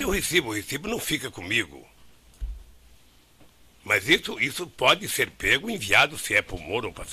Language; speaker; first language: Portuguese; native; Portuguese